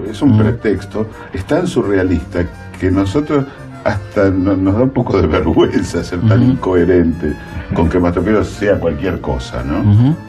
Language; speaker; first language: Spanish; native; Spanish